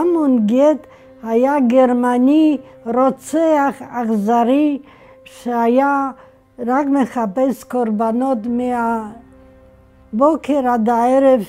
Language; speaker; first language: Hebrew; non-native, fluent; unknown